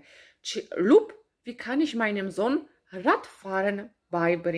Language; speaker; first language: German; non-native, fluent; Polish